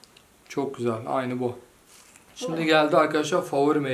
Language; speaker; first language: Turkish; native; Turkish